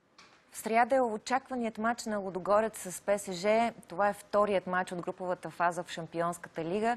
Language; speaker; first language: Bulgarian; native; Bulgarian